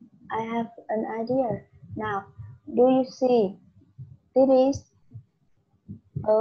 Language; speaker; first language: English; non-native, learner; Vietnamese